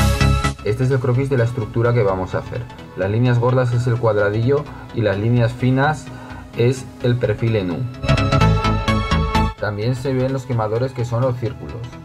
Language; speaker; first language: Spanish; native; Spanish